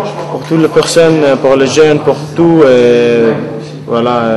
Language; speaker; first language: French; non-native, learner; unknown